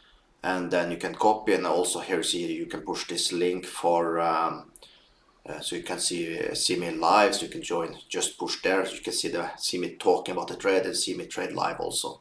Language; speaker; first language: English; non-native, fluent; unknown